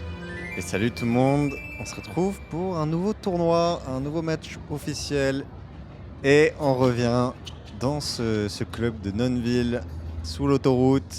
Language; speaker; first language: French; native; French